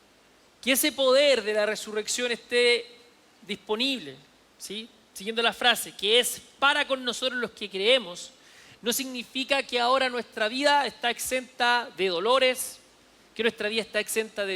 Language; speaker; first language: Spanish; native; Spanish